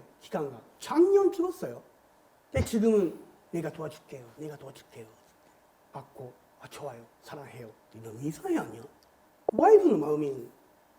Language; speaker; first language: Korean; non-native, learner; Japanese